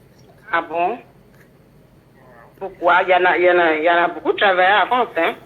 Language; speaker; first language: French; non-native, learner; Bini